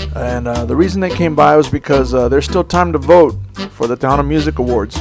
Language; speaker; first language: English; early bilingual, other home language; Spanish